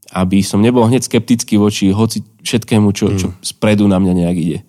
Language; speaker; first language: Slovak; native; Slovak